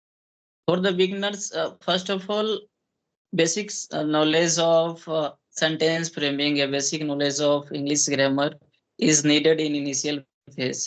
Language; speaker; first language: English; non-native, local second language; Hindi